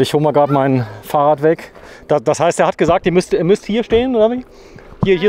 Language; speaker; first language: German; native; German